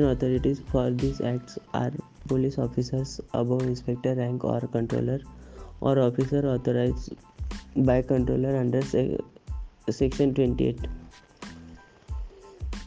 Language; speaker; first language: English; non-native, local second language; Marathi